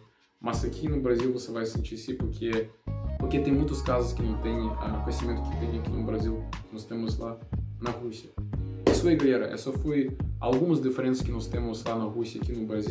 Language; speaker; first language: Portuguese; non-native, learner; Russian